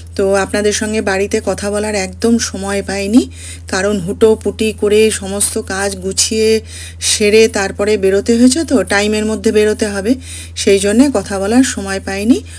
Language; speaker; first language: Bangla; early bilingual, other home language; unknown